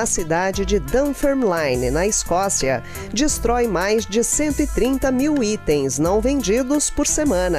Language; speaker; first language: Portuguese; native; Portuguese